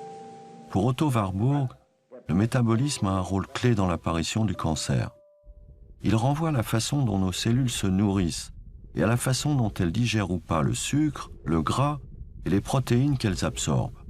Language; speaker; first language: French; native; French